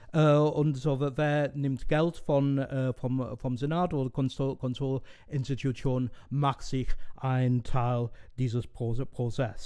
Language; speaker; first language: German; non-native, fluent; English